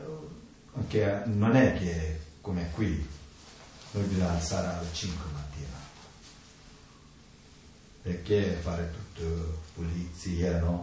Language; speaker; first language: Italian; non-native, learner; Tibetan